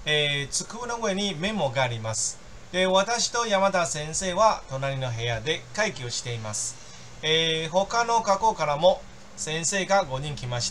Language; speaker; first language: Japanese; non-native, fluent; Chinese